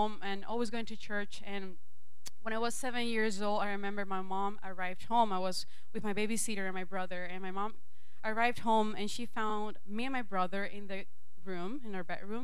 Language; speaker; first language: English; non-native, fluent; Spanish